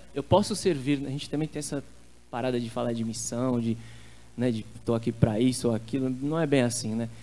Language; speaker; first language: Portuguese; native; Portuguese